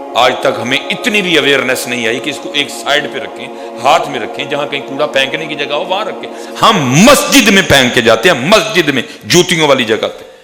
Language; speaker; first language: Urdu; non-native, local second language; Punjabi